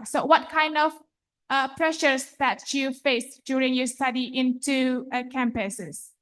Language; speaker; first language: English; non-native, fluent; Indonesian